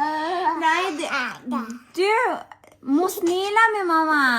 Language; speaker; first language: Norwegian; non-native, learner; Filipino